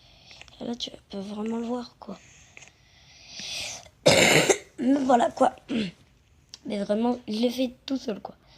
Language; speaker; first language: French; native; French